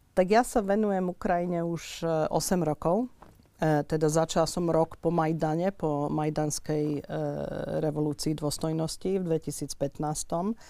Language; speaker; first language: Slovak; native; Slovak